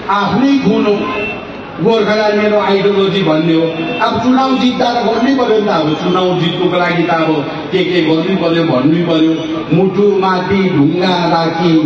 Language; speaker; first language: Nepali; native; Nepali